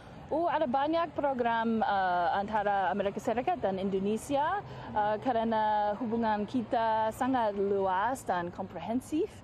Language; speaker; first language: Indonesian; non-native, fluent; English